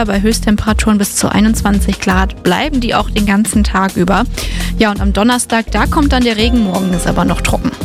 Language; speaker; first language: German; native; German